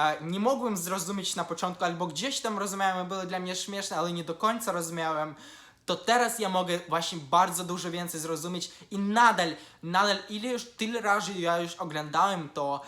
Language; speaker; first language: Polish; non-native, fluent; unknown